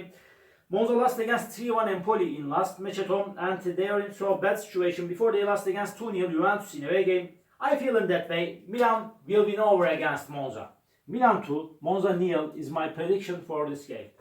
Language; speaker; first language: English; non-native, learner; Turkish